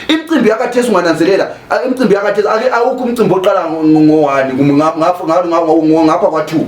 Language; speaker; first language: Zulu; native; Zulu